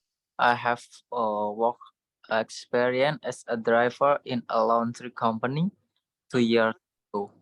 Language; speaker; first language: English; non-native, learner; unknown